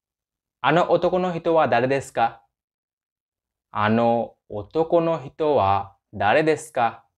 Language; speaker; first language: Japanese; non-native, fluent; Hindi